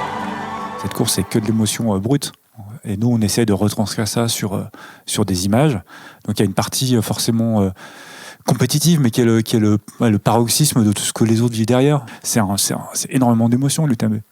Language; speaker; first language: French; native; French